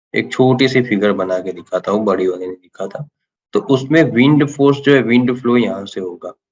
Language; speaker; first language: Hindi; non-native, local second language; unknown